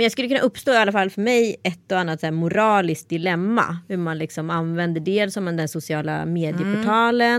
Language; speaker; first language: Swedish; native; Swedish